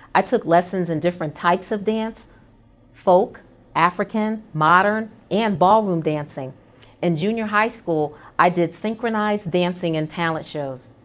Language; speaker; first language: English; native; English